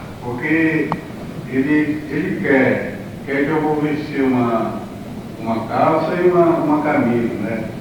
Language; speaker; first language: Portuguese; non-native, local second language; Kayapó